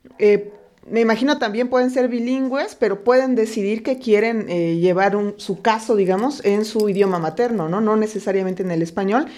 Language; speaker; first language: Spanish; native; Spanish